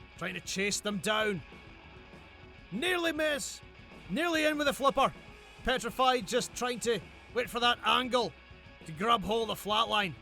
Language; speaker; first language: English; native; English